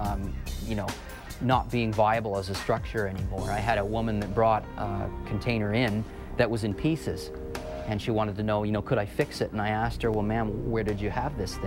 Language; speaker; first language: English; native; English